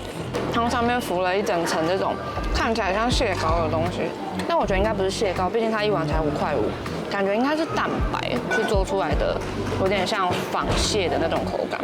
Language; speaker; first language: Chinese; native; Chinese